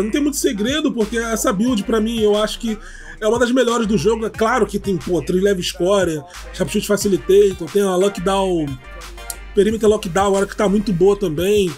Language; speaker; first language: Portuguese; native; Portuguese